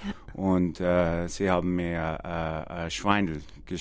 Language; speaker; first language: German; non-native, learner; English